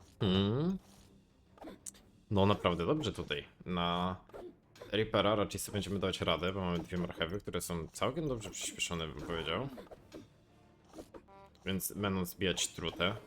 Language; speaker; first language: Polish; native; Polish